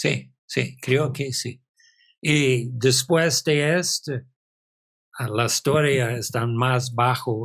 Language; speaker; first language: Spanish; non-native, fluent; English